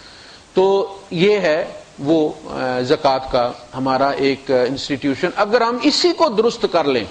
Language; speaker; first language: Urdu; non-native, local second language; Punjabi